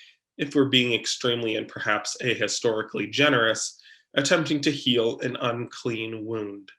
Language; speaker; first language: English; native; English